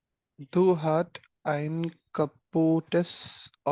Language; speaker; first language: German; non-native, learner; Malayalam